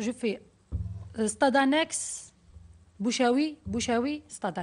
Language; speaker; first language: French; non-native, learner; Arabic